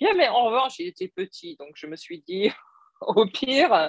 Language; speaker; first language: French; non-native, fluent; English